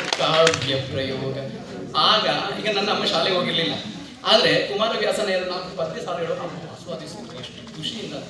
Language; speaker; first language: Kannada; non-native, local second language; Malayalam